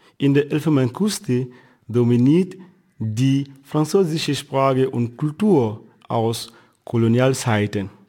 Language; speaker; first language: German; non-native, fluent; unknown